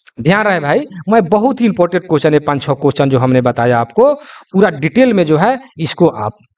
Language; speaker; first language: Hindi; native; Hindi